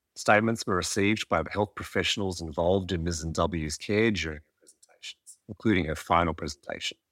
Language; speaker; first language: English; native; English